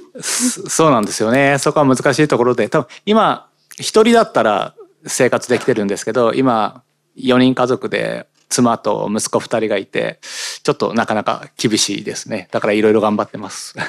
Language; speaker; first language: Japanese; native; Japanese